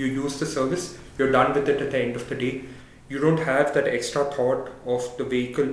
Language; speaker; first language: English; non-native, local second language; Tamil